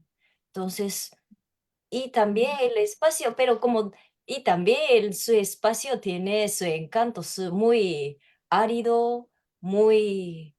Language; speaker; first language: Spanish; non-native, fluent; Japanese